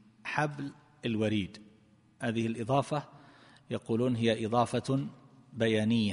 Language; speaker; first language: Arabic; native; Arabic